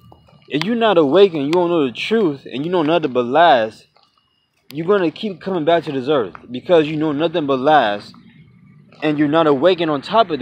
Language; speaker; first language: English; native; English